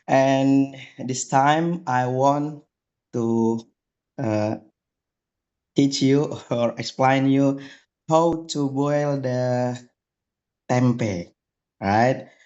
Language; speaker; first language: English; non-native, learner; Indonesian